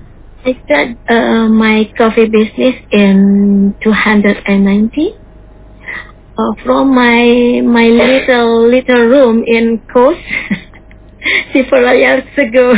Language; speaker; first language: English; non-native, learner; Indonesian